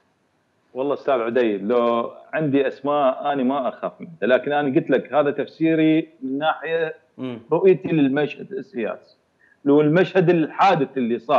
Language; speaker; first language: Arabic; native; Arabic